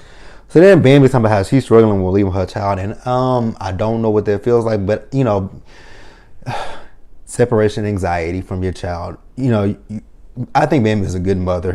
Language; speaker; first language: English; native; English